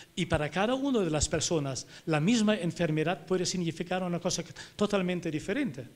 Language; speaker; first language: Spanish; non-native, fluent; German